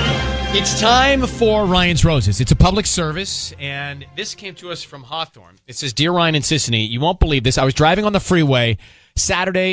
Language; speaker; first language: English; native; English